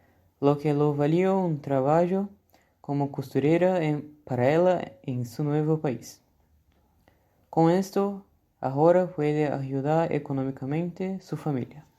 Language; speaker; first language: Spanish; non-native, learner; Portuguese